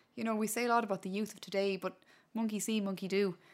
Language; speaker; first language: English; non-native, local second language; Irish